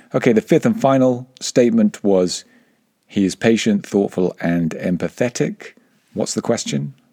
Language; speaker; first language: English; native; English